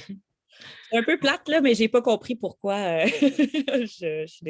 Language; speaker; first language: French; native; French